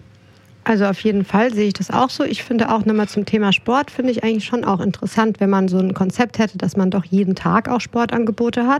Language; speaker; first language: German; native; German